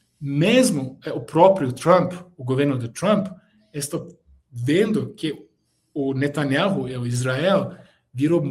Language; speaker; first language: Portuguese; non-native, fluent; Turkish